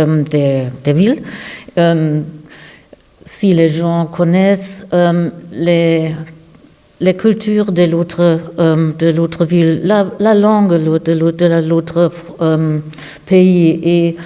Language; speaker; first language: French; non-native, learner; German